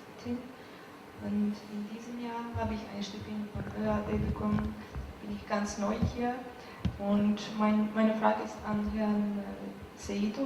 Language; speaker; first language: German; non-native, learner; Azerbaijani